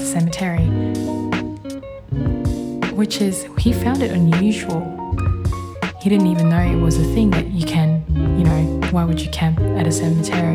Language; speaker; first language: English; non-native, local second language; Filipino